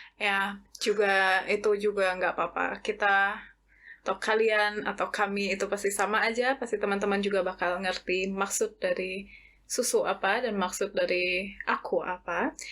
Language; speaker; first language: Indonesian; native; Indonesian